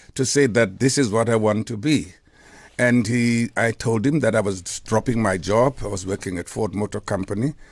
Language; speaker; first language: English; non-native, local second language; Xhosa